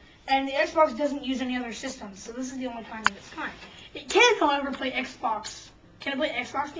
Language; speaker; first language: English; native; English